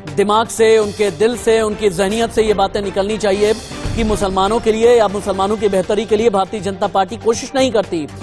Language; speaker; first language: Hindi; native; Hindi